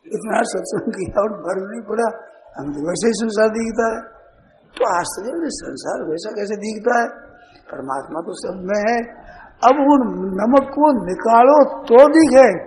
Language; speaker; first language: Hindi; native; Hindi